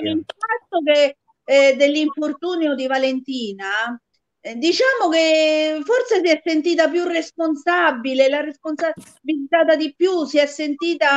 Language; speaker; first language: Italian; native; Italian